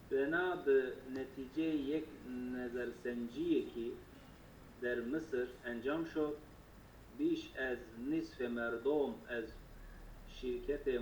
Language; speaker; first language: Persian; non-native, learner; Turkish